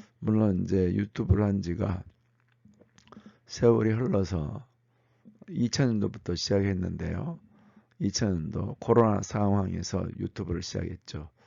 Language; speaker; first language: Korean; native; Korean